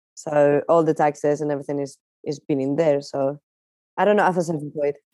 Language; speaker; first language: English; non-native, fluent; Spanish